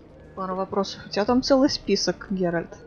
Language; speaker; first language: Russian; native; Russian